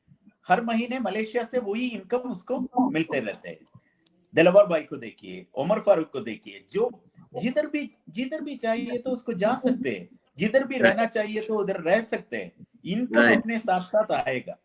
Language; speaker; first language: Hindi; non-native, fluent; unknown